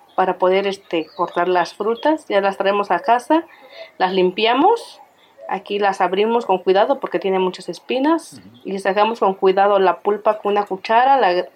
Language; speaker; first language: Spanish; native; Spanish